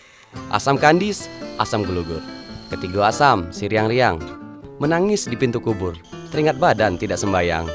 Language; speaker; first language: Indonesian; native; Indonesian